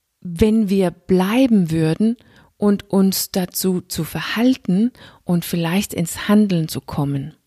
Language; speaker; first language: German; non-native, fluent; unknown